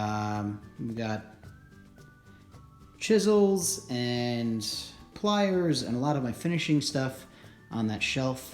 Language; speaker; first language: English; native; English